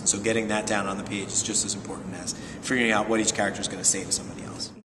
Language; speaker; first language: English; native; English